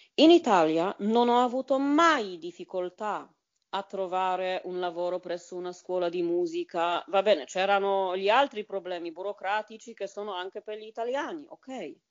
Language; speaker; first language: Italian; non-native, fluent; Polish